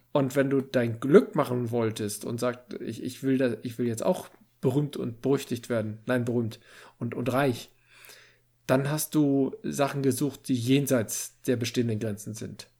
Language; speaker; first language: German; native; German